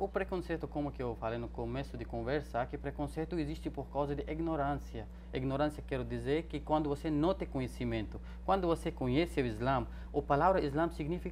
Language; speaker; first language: Portuguese; non-native, fluent; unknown